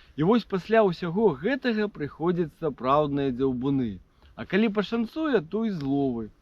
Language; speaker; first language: Belarusian; native; Belarusian